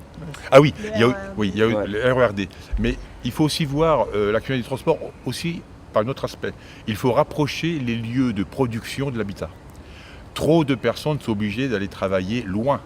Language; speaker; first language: French; native; French